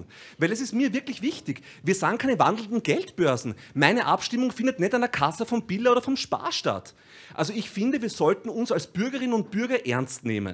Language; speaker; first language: German; native; German